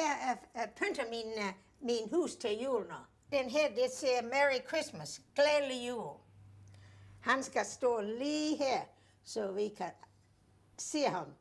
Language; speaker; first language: Danish; early bilingual, heritage; Danish